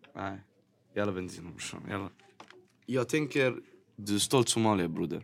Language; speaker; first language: Swedish; native; Swedish